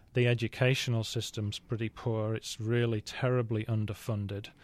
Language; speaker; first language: English; native; English